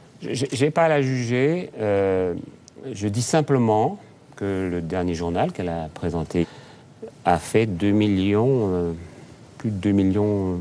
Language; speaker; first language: French; native; French